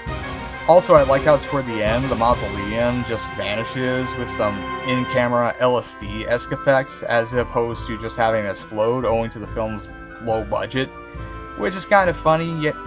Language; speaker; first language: English; native; English